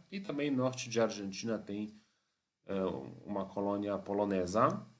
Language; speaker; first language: Portuguese; non-native, fluent; Polish